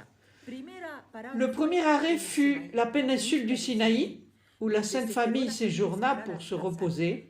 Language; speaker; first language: French; non-native, fluent; Arabic